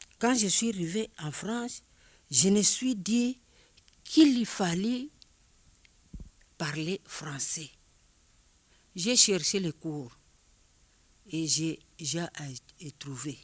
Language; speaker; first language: French; non-native, learner; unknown